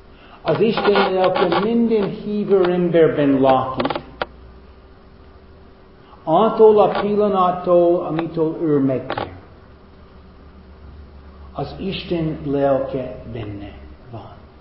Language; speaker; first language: Hungarian; non-native, fluent; English